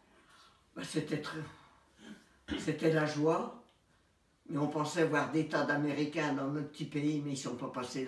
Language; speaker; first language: French; native; French